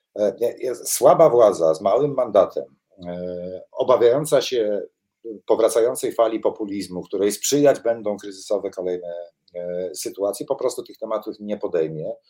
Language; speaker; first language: Polish; native; Polish